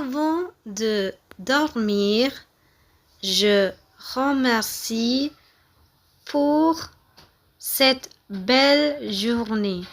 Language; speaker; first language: French; non-native, fluent; Tamil